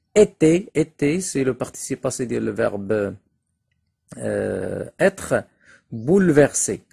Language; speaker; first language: French; non-native, local second language; Arabic